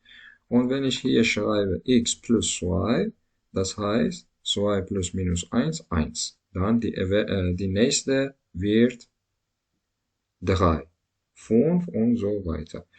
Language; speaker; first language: German; non-native, learner; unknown